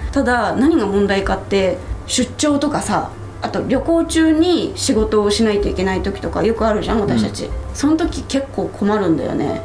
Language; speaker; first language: Japanese; native; Japanese